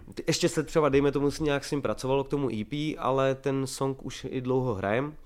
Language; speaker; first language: Czech; native; Czech